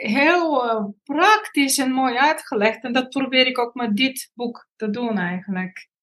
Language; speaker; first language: Dutch; non-native, fluent; Bulgarian